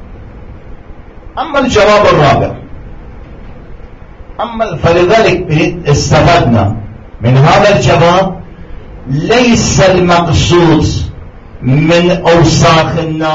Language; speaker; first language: Arabic; non-native, fluent; Persian